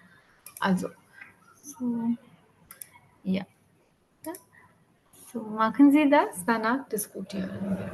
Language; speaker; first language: German; non-native, learner; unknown